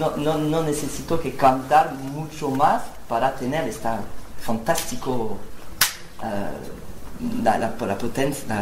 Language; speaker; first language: Spanish; non-native, learner; French